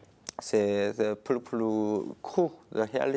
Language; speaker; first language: French; non-native, learner; Korean